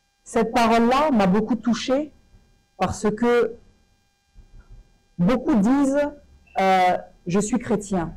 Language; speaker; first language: French; native; French